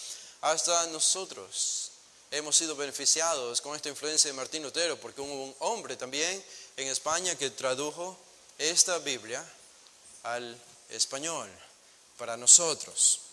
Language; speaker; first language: Spanish; native; Spanish